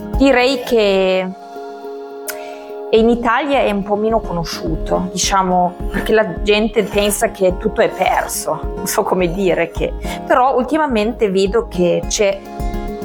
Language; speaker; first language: Italian; non-native, fluent; German